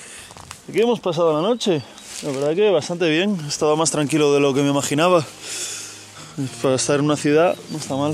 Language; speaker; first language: Spanish; native; Spanish